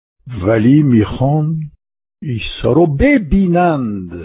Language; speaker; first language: Persian; non-native, fluent; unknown